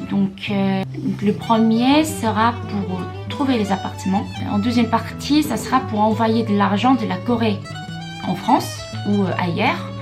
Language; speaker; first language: French; non-native, fluent; Korean